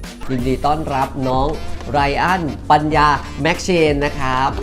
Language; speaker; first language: Thai; native; Thai